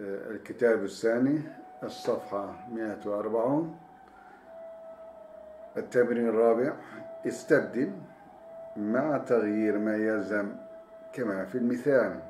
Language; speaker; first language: Arabic; non-native, fluent; Turkish